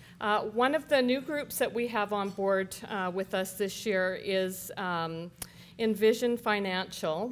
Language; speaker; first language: English; native; English